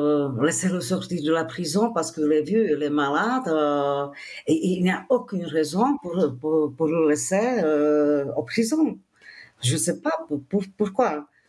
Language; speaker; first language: French; non-native, fluent; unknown